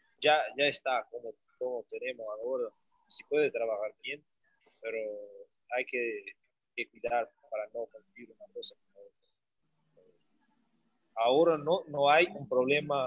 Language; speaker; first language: Spanish; non-native, learner; Portuguese